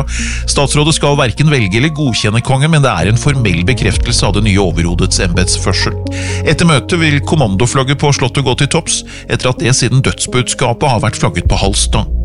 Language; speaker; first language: Norwegian; native; Norwegian